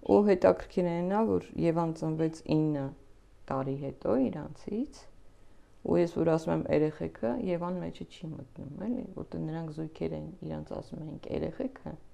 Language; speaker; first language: Armenian; native; Armenian